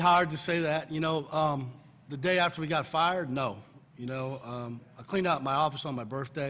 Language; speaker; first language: English; native; English